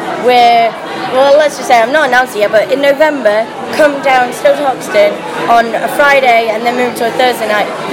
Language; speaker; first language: English; native; English